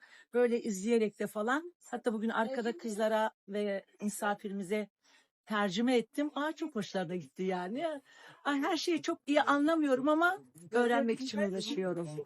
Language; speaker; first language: Turkish; early bilingual, heritage; Turkish